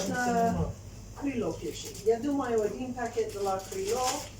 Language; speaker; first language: Russian; non-native, learner; English